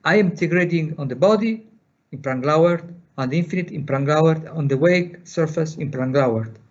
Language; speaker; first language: English; non-native, fluent; Italian